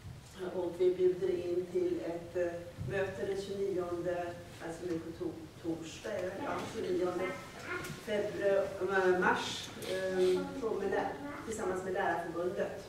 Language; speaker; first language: Swedish; native; Swedish